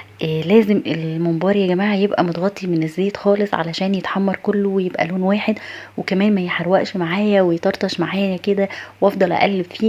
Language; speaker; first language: Arabic; native; Arabic